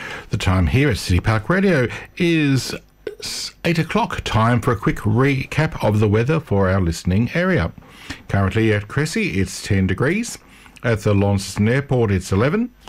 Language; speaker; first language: English; early bilingual, other home language; Italian